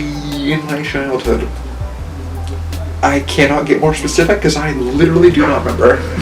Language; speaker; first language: English; native; English